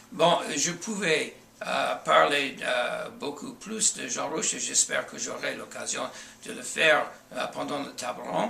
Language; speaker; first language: French; non-native, fluent; English